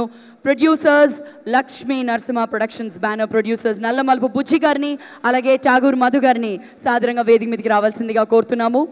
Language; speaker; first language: Telugu; native; Telugu